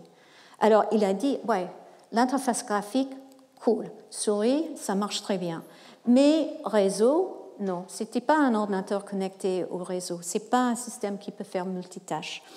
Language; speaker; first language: French; non-native, fluent; English